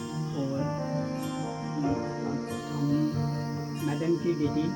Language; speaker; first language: Hindi; non-native, local second language; Nepali